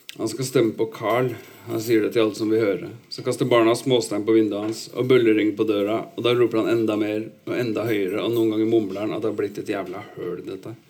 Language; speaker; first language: Norwegian; early bilingual, other home language; Urdu